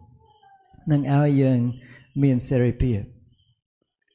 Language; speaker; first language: Khmer; non-native, fluent; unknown